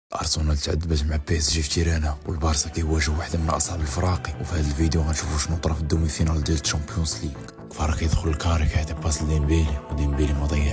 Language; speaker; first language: Arabic; native; Arabic